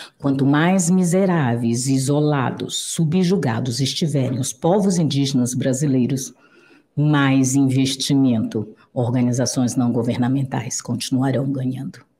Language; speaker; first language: Portuguese; native; Portuguese